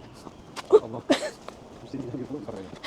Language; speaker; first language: Turkish; native; Turkish